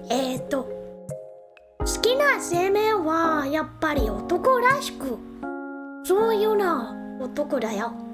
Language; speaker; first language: Japanese; non-native, learner; English